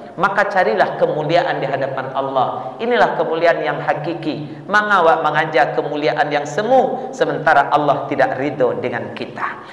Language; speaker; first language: Malay; non-native, local second language; Minangkabau